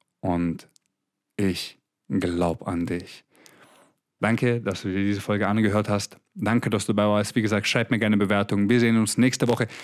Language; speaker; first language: German; early bilingual, other home language; Croatian